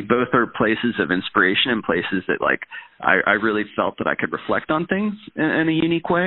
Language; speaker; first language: English; native; English